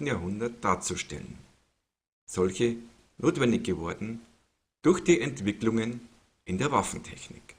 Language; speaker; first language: German; native; German